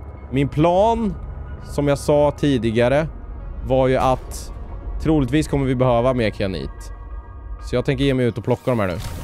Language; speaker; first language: Swedish; native; Swedish